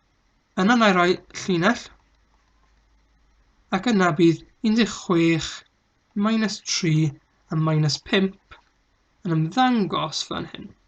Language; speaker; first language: Welsh; native; Welsh